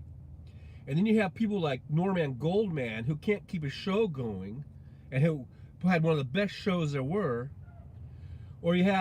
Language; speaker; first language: English; native; English